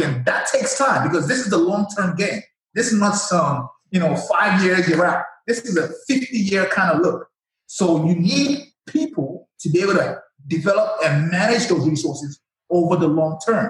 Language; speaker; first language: English; non-native, local second language; Yoruba